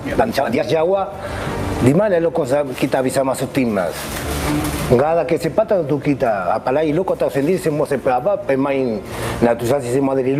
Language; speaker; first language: Indonesian; non-native, fluent; Spanish